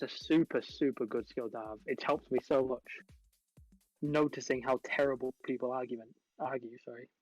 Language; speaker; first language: English; native; English